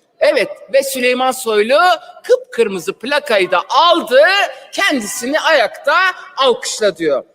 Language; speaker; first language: Turkish; non-native, local second language; Kurdish